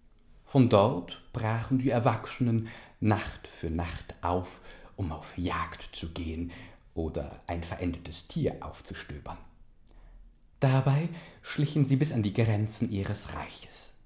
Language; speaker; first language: German; native; German